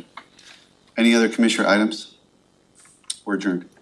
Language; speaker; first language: English; native; English